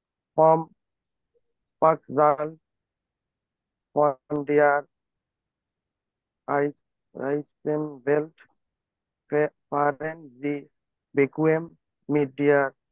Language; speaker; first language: German; non-native, learner; Bangla